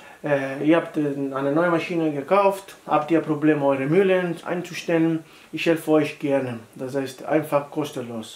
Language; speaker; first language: German; non-native, fluent; Italian